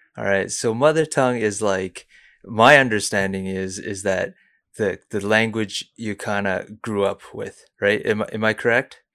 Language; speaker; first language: English; early bilingual, other home language; Cantonese